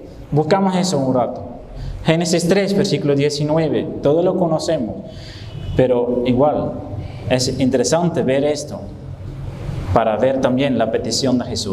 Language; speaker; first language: Spanish; non-native, fluent; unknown